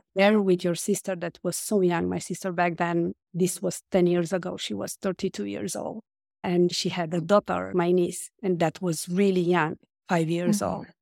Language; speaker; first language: English; non-native, fluent; Romanian